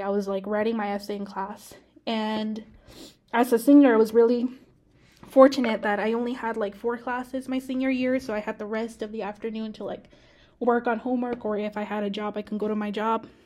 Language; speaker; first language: English; early bilingual, other home language; Spanish